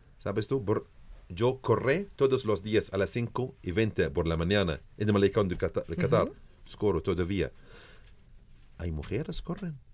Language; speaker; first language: Spanish; non-native, learner; Arabic